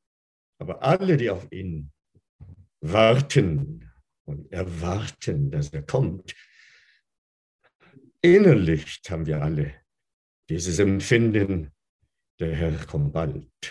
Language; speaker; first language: German; non-native, fluent; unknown